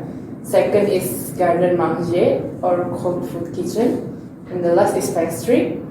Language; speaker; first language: English; non-native, learner; Indonesian